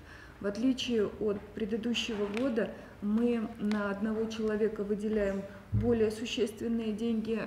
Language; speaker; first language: Russian; native; Russian